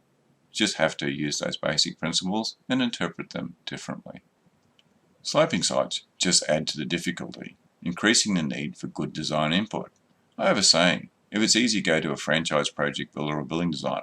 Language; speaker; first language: English; native; English